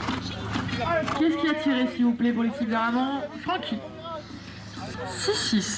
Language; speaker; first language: French; native; French